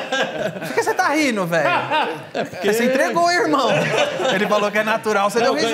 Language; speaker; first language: Portuguese; native; Portuguese